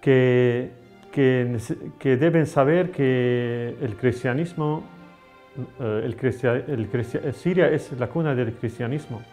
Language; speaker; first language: Spanish; non-native, learner; Arabic